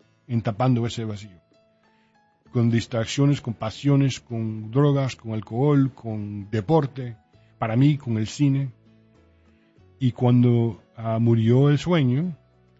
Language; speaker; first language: Spanish; early bilingual, heritage; Spanish